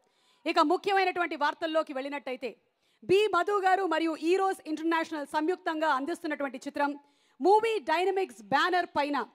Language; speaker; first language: Telugu; native; Telugu